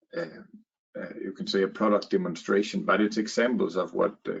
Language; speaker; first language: English; non-native, fluent; Danish